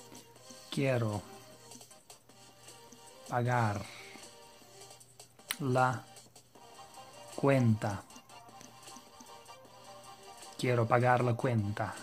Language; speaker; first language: Spanish; non-native, learner; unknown